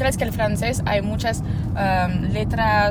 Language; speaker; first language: Spanish; non-native, learner; French